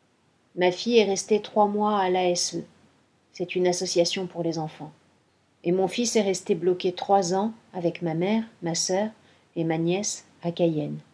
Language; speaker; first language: French; non-native, fluent; Spanish